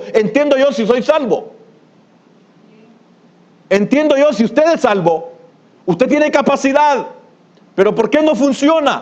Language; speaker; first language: Spanish; native; Spanish